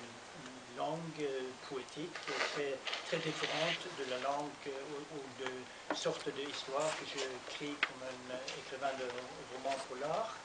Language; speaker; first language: French; non-native, learner; Norwegian